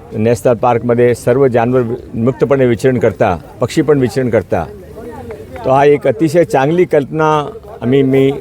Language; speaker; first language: Marathi; non-native, local second language; Hindi